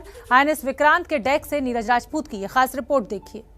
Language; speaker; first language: Hindi; native; Hindi